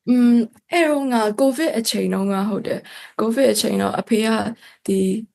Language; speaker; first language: Burmese; non-native, local second language; Kachin